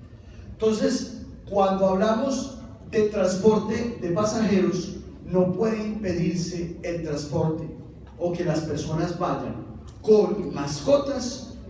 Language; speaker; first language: Spanish; native; Spanish